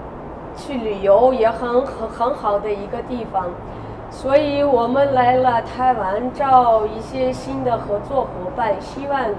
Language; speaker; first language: Chinese; non-native, fluent; Russian